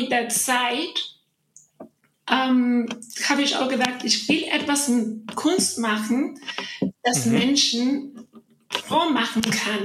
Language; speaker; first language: German; non-native, learner; Spanish